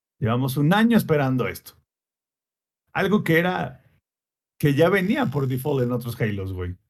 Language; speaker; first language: Spanish; native; Spanish